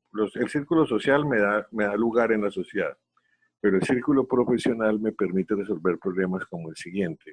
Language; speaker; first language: Spanish; native; Spanish